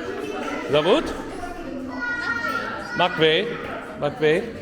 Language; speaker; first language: Russian; non-native, learner; English